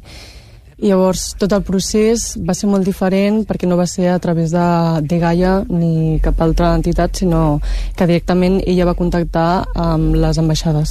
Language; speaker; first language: Catalan; early bilingual, other home language; Chinese